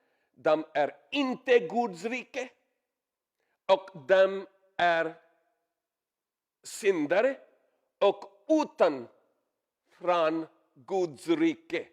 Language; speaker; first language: Swedish; non-native, learner; Urdu